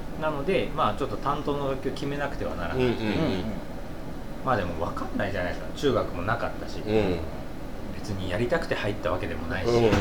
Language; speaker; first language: Japanese; native; Japanese